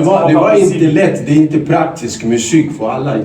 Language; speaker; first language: Swedish; non-native, fluent; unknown